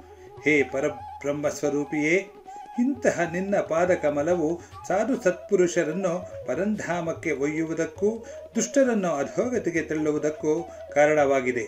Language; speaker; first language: Kannada; native; Kannada